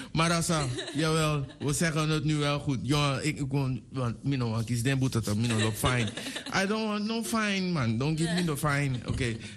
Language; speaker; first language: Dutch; native; Dutch